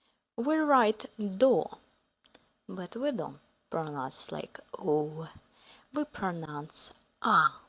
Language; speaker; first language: English; non-native, fluent; Russian